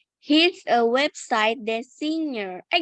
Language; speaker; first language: English; non-native, learner; Indonesian